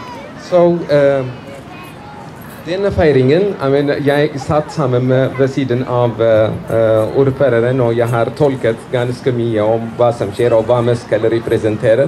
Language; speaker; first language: Norwegian; non-native, fluent; Amharic